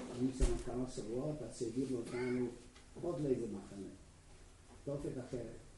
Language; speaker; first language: Hebrew; non-native, fluent; Czech